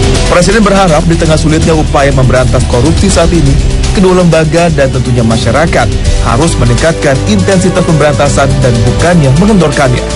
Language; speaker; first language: Indonesian; native; Indonesian